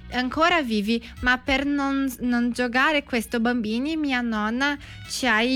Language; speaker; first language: Italian; non-native, learner; Portuguese